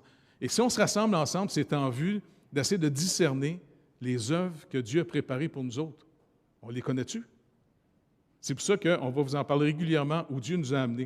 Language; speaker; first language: French; native; French